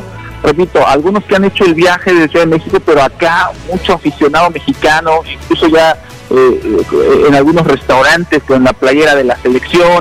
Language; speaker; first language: Spanish; native; Spanish